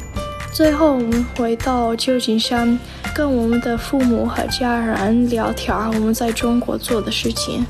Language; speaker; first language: Chinese; non-native, learner; English